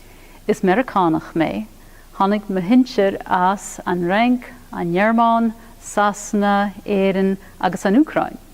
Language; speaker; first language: Irish; non-native, fluent; English